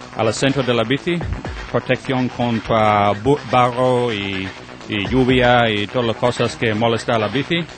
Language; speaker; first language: Spanish; non-native, learner; English